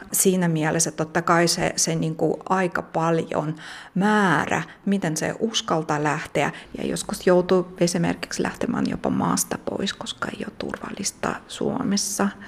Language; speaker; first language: Finnish; non-native, fluent; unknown